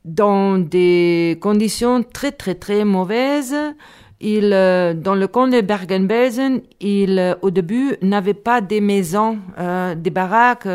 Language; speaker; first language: French; non-native, learner; Spanish